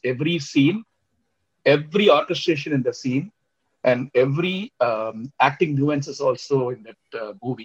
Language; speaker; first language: English; non-native, local second language; Tamil